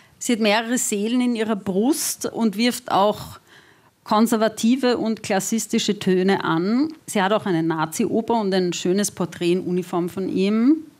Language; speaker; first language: German; native; German